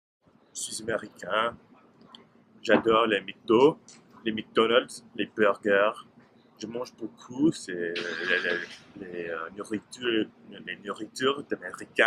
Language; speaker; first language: French; non-native, learner; English